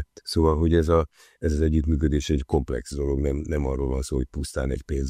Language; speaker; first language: Hungarian; native; Hungarian